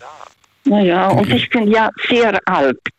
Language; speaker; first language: German; non-native, fluent; Russian